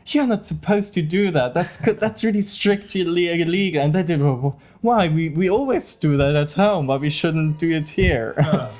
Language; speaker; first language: English; non-native, fluent; German